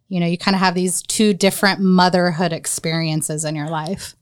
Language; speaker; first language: English; native; English